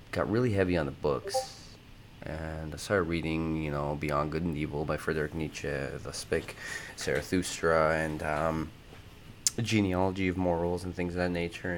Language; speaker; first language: English; native; English